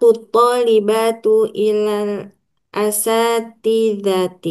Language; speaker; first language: Arabic; non-native, learner; Indonesian